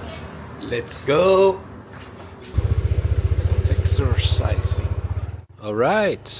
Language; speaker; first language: English; non-native, learner; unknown